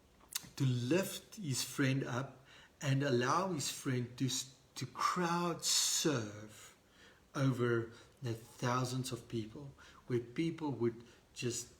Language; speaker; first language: English; non-native, local second language; Afrikaans